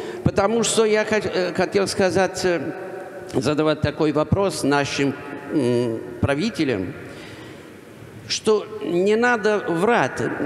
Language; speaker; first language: Russian; non-native, fluent; Italian